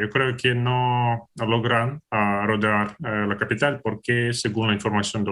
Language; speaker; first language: Spanish; non-native, fluent; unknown